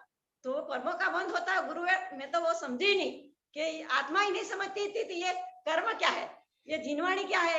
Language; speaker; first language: Hindi; non-native, local second language; Gujarati